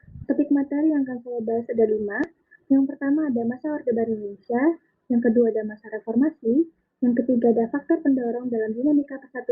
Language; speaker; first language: Indonesian; native; Indonesian